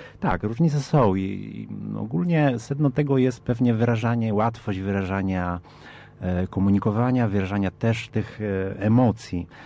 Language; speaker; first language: Polish; non-native, fluent; Italian